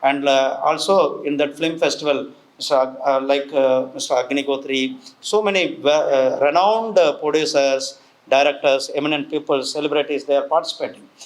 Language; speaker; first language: English; non-native, local second language; Tamil